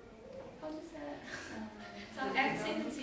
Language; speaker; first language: English; non-native, learner; Chinese